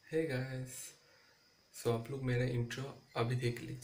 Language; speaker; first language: Hindi; non-native, local second language; Bangla